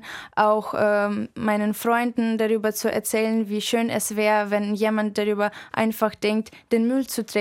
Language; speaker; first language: German; non-native, fluent; Russian